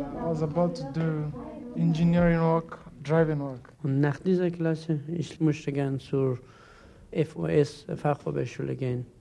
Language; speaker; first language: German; non-native, learner; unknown